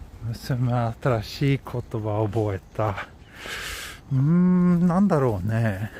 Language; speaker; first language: Japanese; non-native, fluent; Swedish